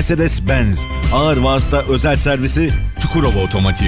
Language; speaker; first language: Turkish; native; Turkish